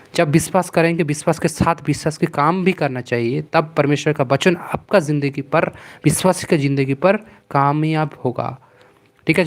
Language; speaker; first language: Hindi; non-native, local second language; Bangla